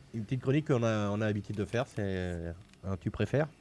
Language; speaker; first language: French; native; French